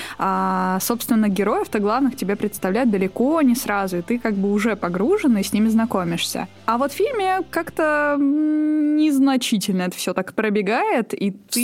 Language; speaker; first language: Russian; native; Russian